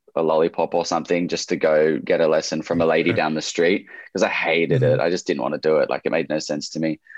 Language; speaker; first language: English; native; English